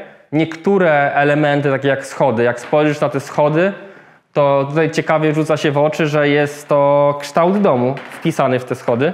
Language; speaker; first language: Polish; native; Polish